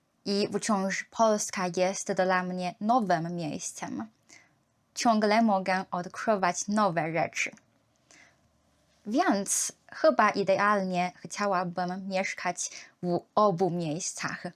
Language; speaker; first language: Polish; non-native, learner; Chinese